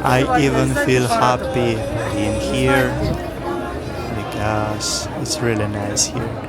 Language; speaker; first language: English; non-native, fluent; Russian